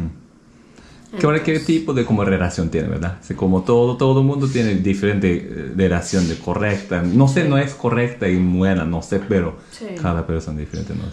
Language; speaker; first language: Spanish; non-native, learner; Japanese